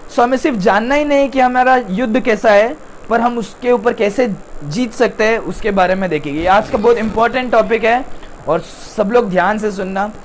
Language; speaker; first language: Hindi; non-native, local second language; Tamil